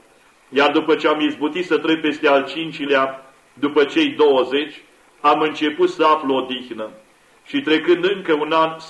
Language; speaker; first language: Romanian; native; Romanian